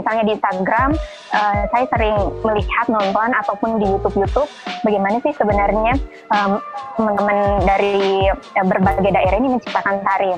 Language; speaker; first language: Indonesian; native; Indonesian